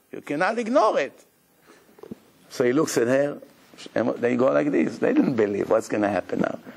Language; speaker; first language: English; non-native, fluent; Hebrew